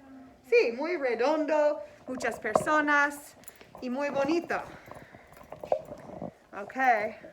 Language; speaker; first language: Spanish; non-native, fluent; English